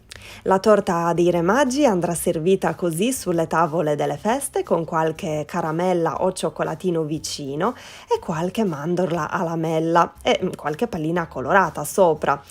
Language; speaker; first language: Italian; native; Italian